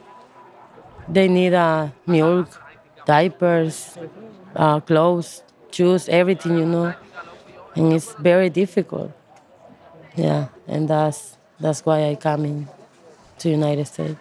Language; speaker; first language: English; non-native, learner; Spanish